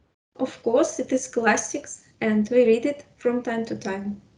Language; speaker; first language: English; non-native, fluent; Russian